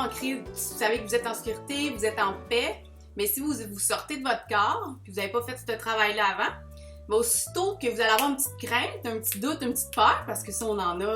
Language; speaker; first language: French; native; French